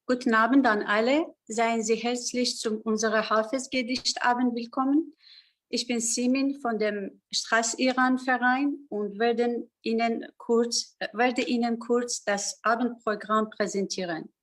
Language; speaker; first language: German; non-native, learner; Persian